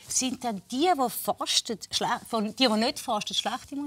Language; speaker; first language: German; native; German